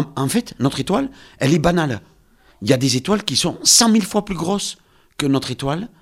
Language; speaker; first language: French; native; French